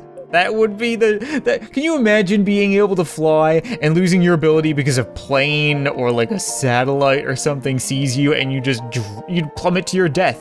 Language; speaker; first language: English; native; English